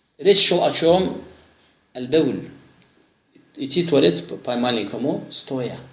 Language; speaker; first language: Russian; non-native, local second language; Azerbaijani